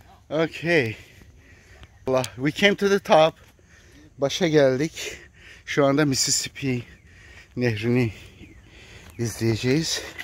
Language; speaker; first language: Turkish; native; Turkish